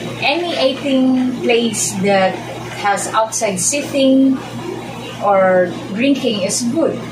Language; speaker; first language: English; non-native, local second language; Cebuano